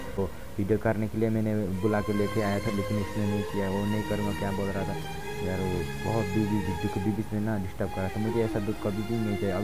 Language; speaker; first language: Hindi; non-native, local second language; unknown